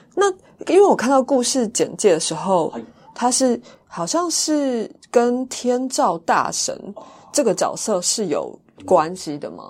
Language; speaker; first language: Chinese; native; Chinese